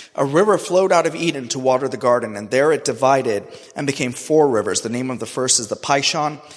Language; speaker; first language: English; non-native, local second language; Urdu